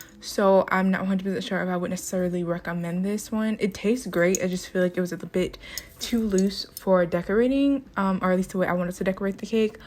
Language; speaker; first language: English; native; English